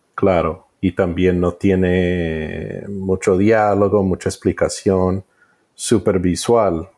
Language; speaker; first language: Spanish; early bilingual, heritage; Spanish